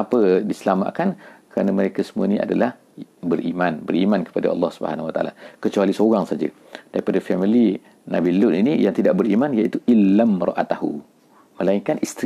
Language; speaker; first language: Malay; native; Malay